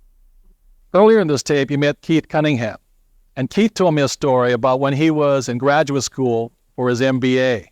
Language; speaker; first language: English; native; English